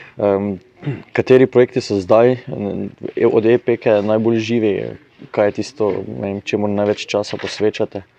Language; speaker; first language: Slovenian; native; Slovenian